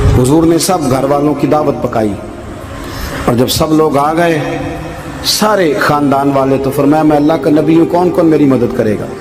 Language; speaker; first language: Urdu; non-native, local second language; Punjabi